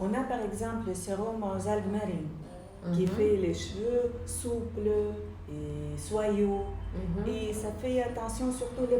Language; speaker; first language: French; non-native, local second language; Arabic